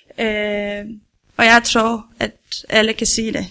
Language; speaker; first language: Danish; non-native, learner; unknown